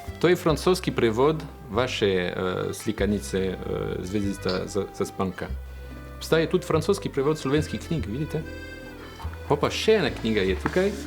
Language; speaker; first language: Slovenian; non-native, fluent; French